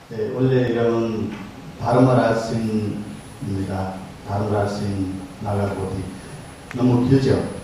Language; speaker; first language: Korean; non-native, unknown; Nepali